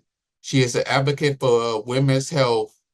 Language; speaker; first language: English; native; English